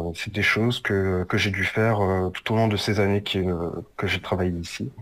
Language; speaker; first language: French; native; French